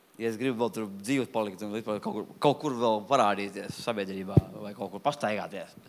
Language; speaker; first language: Latvian; non-native, local second language; Russian